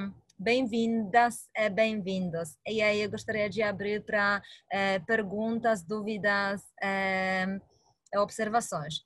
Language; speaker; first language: Portuguese; non-native, fluent; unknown